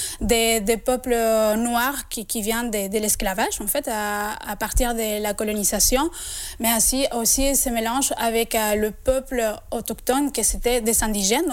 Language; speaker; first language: French; non-native, fluent; Spanish